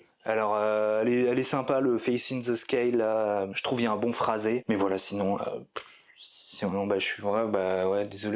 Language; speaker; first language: French; native; French